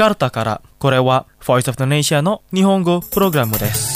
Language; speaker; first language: Japanese; non-native, fluent; Indonesian